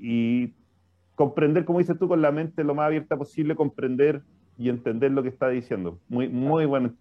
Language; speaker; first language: Spanish; native; Spanish